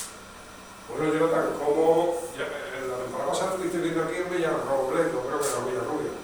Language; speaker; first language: Spanish; native; Spanish